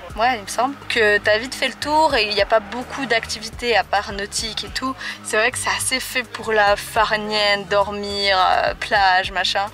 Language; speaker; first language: French; native; French